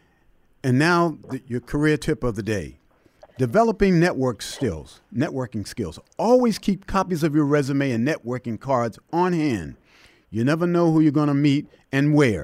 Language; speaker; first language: English; native; English